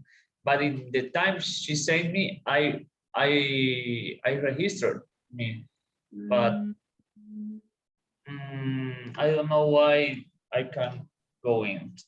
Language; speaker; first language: English; non-native, learner; Spanish